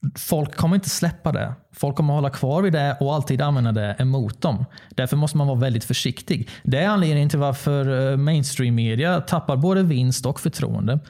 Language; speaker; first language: Swedish; early bilingual, other home language; Bosnian